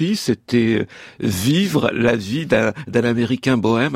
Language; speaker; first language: French; native; French